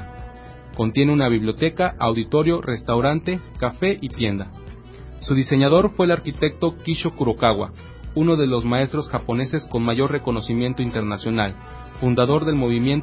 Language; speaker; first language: Spanish; native; Spanish